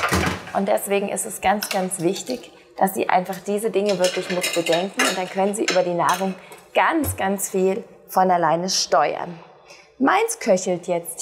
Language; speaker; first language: German; native; German